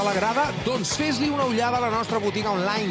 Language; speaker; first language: Spanish; non-native, learner; Chinese